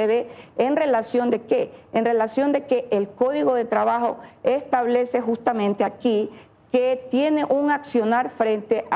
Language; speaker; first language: Spanish; native; Spanish